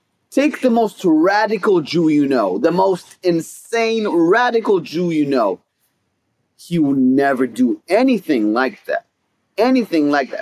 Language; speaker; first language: English; non-native, fluent; Hebrew